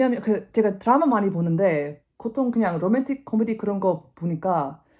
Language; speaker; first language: Korean; non-native, fluent; English